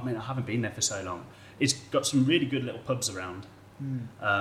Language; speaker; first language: English; native; English